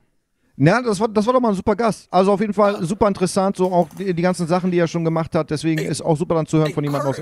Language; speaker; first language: German; native; German